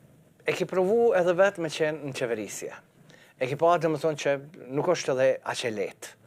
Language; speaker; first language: Albanian; native; Albanian